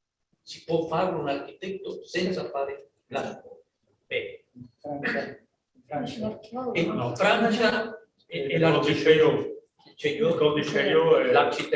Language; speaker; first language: Italian; non-native, learner; Spanish